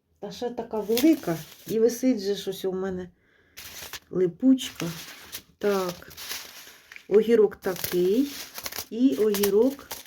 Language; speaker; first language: Ukrainian; native; Ukrainian